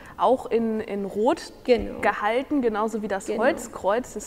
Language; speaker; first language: German; native; German